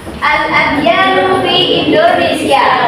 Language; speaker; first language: Arabic; non-native, learner; Indonesian